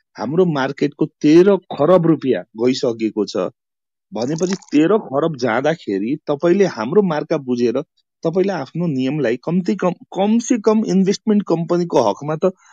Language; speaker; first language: Nepali; native; Nepali